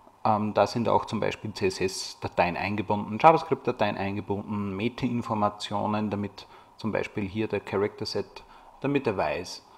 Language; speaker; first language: German; native; German